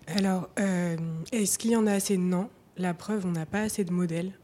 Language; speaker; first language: French; native; French